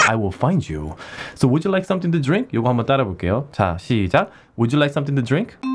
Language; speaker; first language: English; early bilingual, other home language; Korean